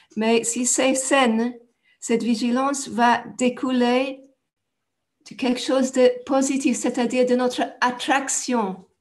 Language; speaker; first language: French; non-native, fluent; English